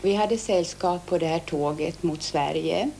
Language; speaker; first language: Swedish; early bilingual, other home language; Finnish